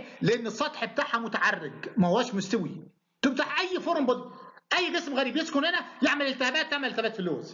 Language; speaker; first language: Arabic; native; Arabic